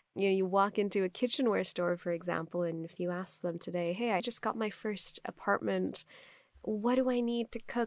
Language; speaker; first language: English; non-native, local second language; Urdu